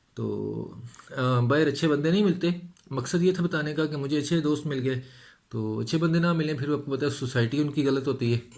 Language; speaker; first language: Urdu; non-native, local second language; Punjabi